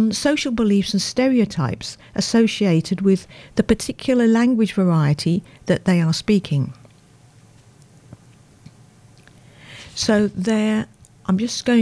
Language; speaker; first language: English; native; English